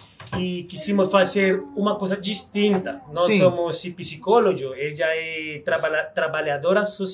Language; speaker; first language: Portuguese; non-native, fluent; Spanish